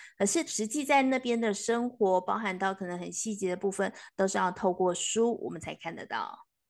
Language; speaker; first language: Chinese; native; Chinese